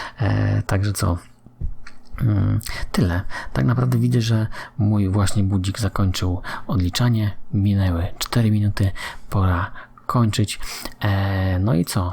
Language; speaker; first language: Polish; native; Polish